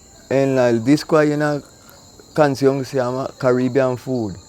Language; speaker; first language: Spanish; non-native, local second language; English